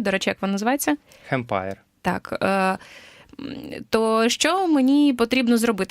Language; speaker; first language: Ukrainian; native; Ukrainian